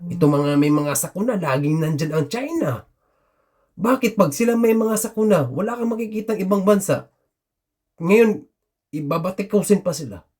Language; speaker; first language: Filipino; native; Filipino